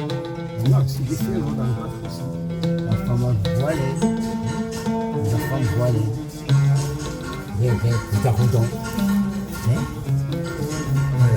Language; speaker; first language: French; non-native, learner; Arabic